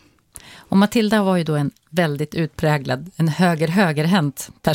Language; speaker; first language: Swedish; native; Swedish